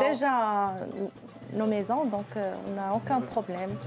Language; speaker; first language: French; non-native, local second language; Arabic